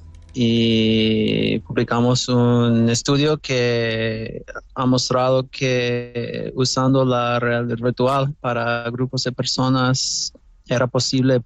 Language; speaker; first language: Spanish; non-native, fluent; English